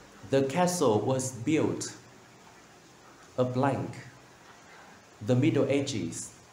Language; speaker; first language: English; non-native, fluent; Vietnamese